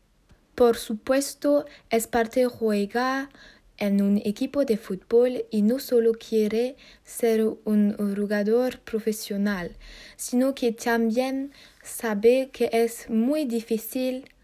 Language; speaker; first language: Spanish; non-native, learner; French